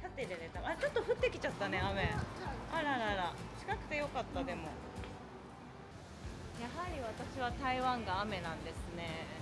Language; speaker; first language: Japanese; native; Japanese